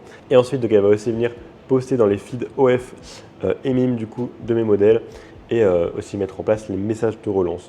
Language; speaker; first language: French; native; French